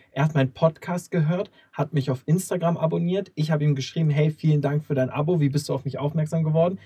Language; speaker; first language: German; native; German